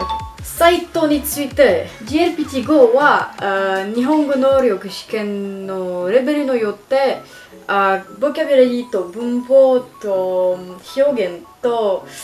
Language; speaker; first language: Japanese; non-native, learner; French